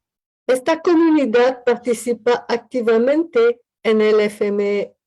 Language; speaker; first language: Spanish; non-native, learner; French